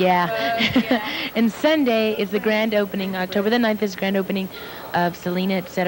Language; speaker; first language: English; native; English